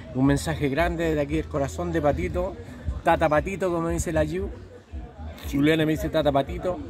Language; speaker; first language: Spanish; native; Spanish